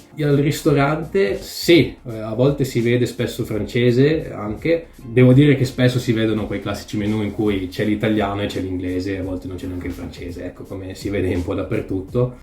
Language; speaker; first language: Italian; native; Italian